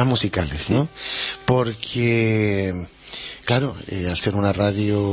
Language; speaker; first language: Spanish; native; Spanish